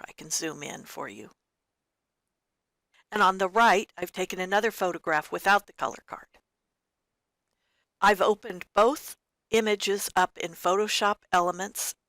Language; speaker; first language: English; native; English